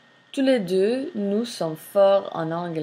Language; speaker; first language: French; non-native, fluent; English